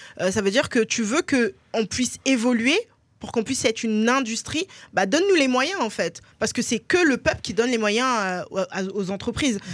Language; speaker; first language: French; early bilingual, other home language; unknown